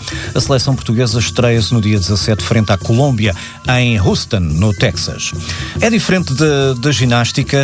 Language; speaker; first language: Portuguese; native; Portuguese